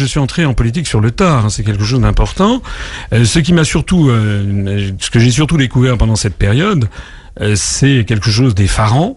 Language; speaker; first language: French; native; French